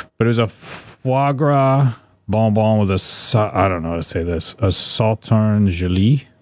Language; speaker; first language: English; native; English